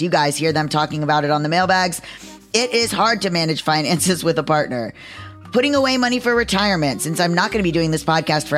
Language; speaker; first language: English; native; English